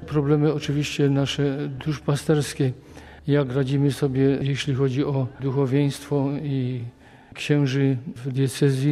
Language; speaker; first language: Polish; native; Polish